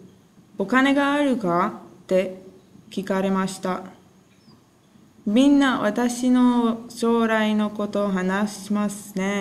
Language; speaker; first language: Japanese; non-native, learner; English